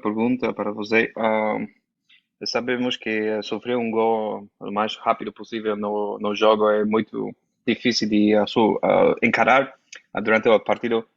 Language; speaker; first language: Portuguese; non-native, learner; Spanish